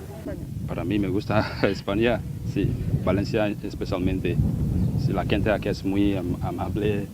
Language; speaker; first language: Spanish; non-native, learner; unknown